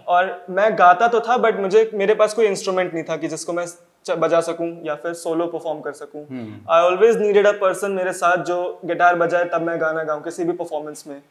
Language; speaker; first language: Hindi; native; Hindi